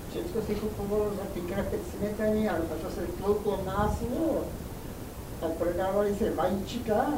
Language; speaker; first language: Czech; early bilingual, heritage; Czech